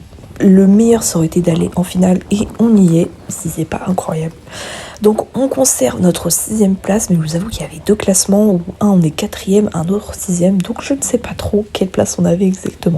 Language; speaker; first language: French; native; French